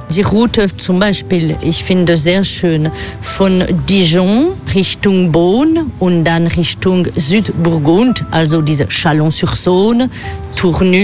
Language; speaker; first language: German; non-native, fluent; French